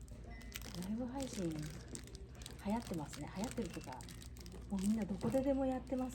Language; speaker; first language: Japanese; native; Japanese